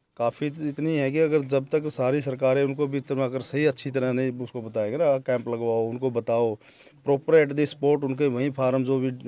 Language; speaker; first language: Hindi; native; Hindi